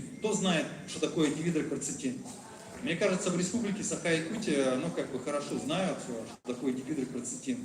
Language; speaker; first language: Russian; native; Russian